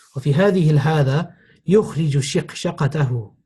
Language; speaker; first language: Arabic; non-native, fluent; English